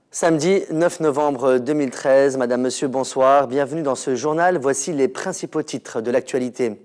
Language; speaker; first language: French; non-native, local second language; Arabic